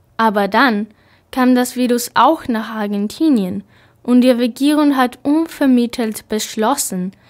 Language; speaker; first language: German; non-native, fluent; Spanish